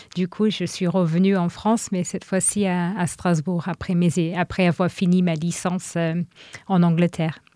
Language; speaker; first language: French; non-native, fluent; English